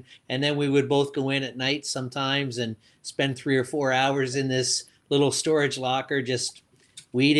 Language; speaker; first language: English; native; English